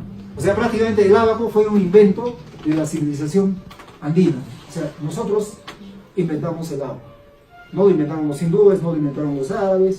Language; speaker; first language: Spanish; native; Spanish